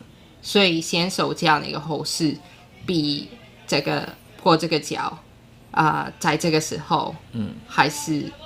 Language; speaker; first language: Chinese; non-native, learner; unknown